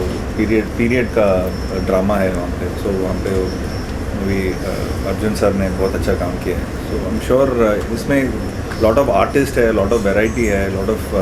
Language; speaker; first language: Hindi; non-native, local second language; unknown